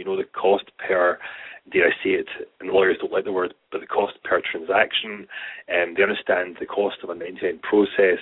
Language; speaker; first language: English; native; English